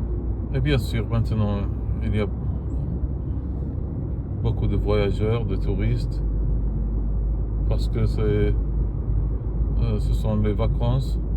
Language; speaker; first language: French; non-native, fluent; Arabic